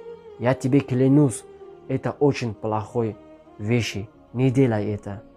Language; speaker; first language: Russian; non-native, learner; Tajik